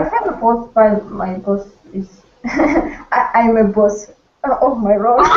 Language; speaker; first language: English; non-native, learner; Russian